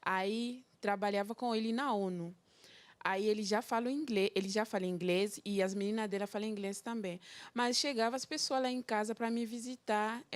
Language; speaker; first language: Portuguese; non-native, fluent; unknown